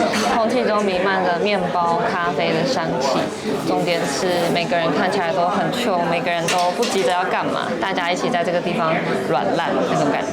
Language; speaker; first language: Chinese; native; Chinese